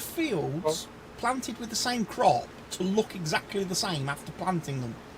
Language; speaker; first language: English; native; English